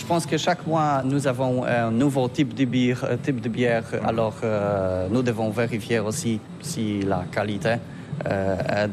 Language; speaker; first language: French; non-native, learner; Polish